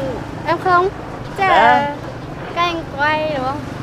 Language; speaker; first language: Vietnamese; non-native, local second language; Hmong